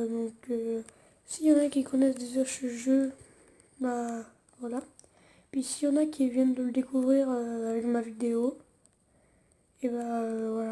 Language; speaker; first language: French; native; French